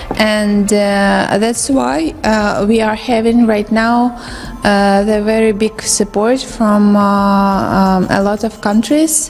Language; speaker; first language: English; non-native, local second language; Ukrainian